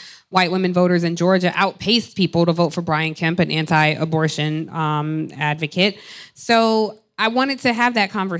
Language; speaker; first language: English; native; English